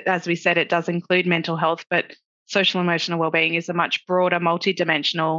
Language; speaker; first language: English; native; English